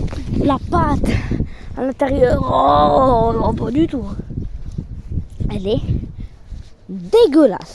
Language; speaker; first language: French; native; French